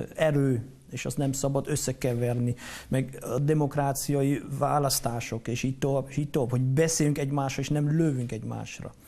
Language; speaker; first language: Hungarian; non-native, fluent; Dutch